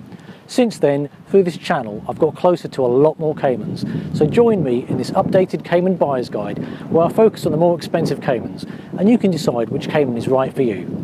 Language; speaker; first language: English; native; English